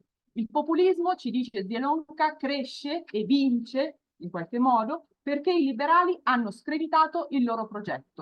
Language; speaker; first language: Italian; native; Italian